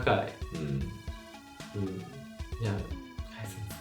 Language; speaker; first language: Japanese; non-native, learner; English